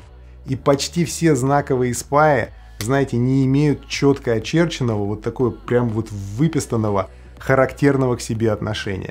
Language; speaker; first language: Russian; native; Russian